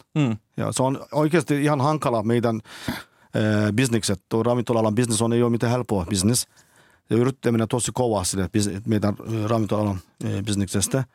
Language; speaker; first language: Finnish; non-native, learner; Turkish